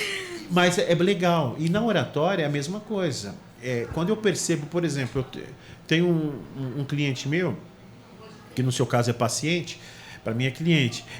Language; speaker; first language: Portuguese; native; Portuguese